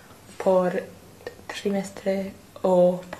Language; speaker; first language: Spanish; non-native, learner; English